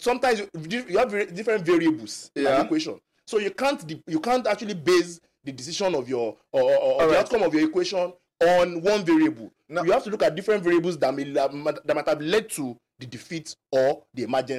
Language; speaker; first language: English; non-native, local second language; Yoruba